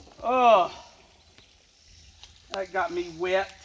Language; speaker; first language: English; native; English